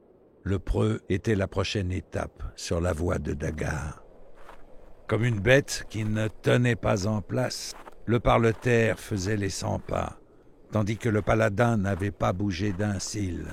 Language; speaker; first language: French; native; French